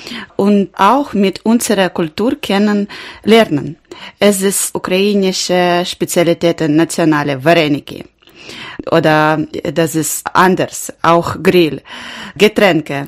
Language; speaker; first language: German; non-native, learner; Ukrainian